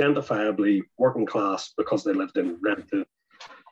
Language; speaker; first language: English; native; English